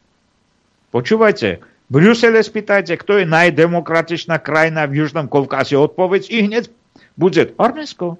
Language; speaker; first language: Slovak; non-native, fluent; Armenian